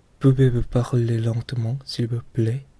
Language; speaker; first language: French; non-native, learner; Korean